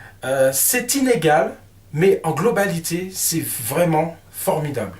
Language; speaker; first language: French; native; French